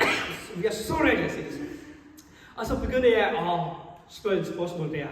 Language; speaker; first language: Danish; non-native, fluent; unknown